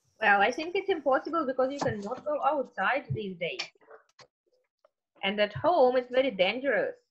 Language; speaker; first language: English; non-native, fluent; Russian